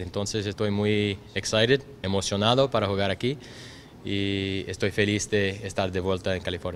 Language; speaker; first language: Spanish; non-native, learner; Portuguese